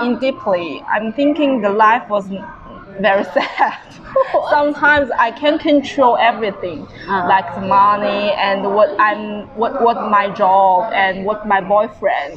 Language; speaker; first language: English; non-native, learner; Chinese